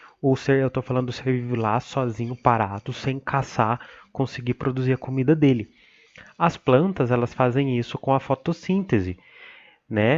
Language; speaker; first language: Portuguese; native; Portuguese